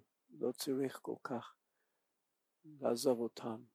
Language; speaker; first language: Hebrew; non-native, fluent; English